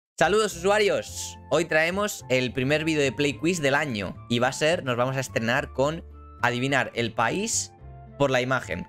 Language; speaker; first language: Spanish; native; Spanish